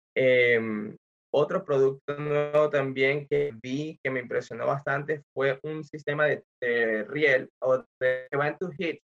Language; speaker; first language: Spanish; native; Spanish